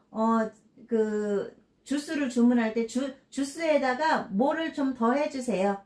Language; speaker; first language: Korean; native; Korean